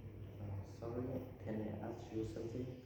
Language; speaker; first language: English; non-native, learner; Vietnamese